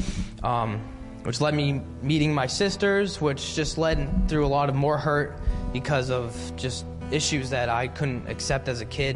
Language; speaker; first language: English; native; English